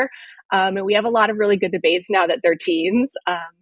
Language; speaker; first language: English; native; English